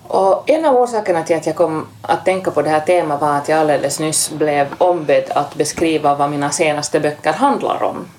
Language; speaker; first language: Swedish; native; Swedish